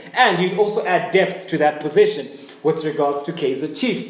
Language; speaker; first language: English; native; English